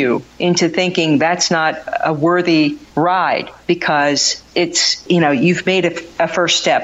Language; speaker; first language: English; native; English